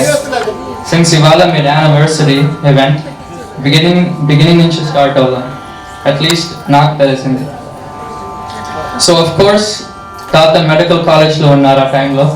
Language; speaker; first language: Telugu; early bilingual, heritage; Telugu